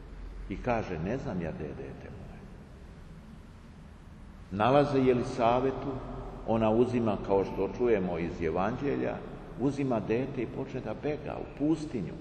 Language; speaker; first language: Serbian; native; Serbian